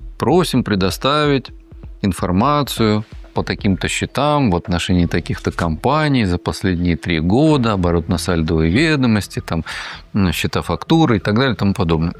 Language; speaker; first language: Russian; native; Russian